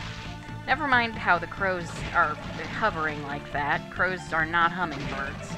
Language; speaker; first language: English; native; English